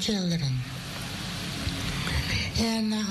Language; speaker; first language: English; non-native, learner; Dutch